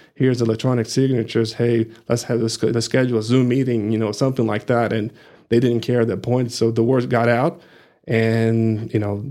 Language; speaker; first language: English; non-native, fluent; Portuguese